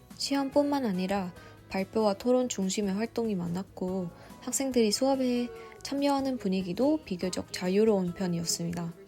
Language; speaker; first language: Korean; non-native, fluent; Vietnamese